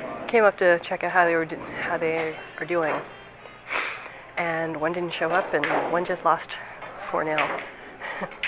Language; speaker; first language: English; native; English